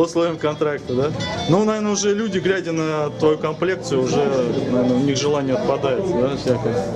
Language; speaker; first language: Russian; native; Russian